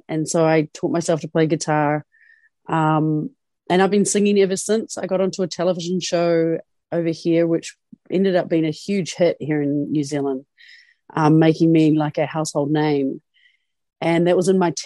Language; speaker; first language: English; native; English